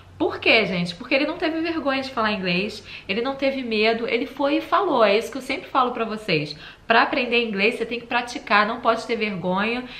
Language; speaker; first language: Portuguese; native; Portuguese